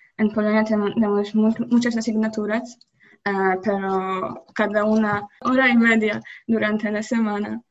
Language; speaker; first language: Spanish; non-native, learner; Polish